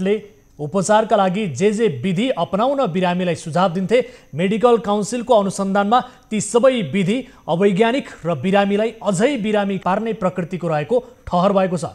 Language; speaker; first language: Nepali; native; Nepali